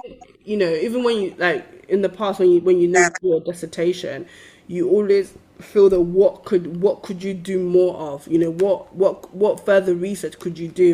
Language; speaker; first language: English; native; English